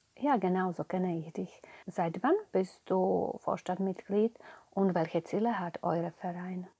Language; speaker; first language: German; non-native, fluent; Slovak